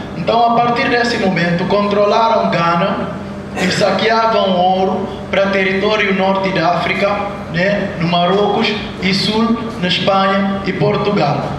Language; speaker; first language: Portuguese; non-native, local second language; Upper Guinea Crioulo